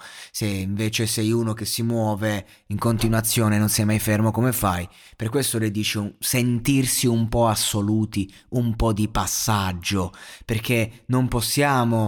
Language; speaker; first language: Italian; native; Italian